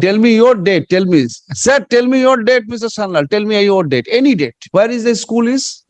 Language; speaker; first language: English; non-native, local second language; Bangla